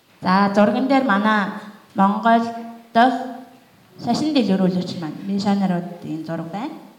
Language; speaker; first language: Mongolian; native; Mongolian